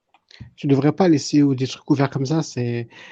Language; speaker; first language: French; native; French